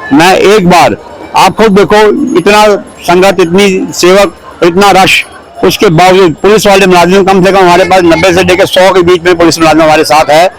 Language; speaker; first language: Hindi; non-native, local second language; Punjabi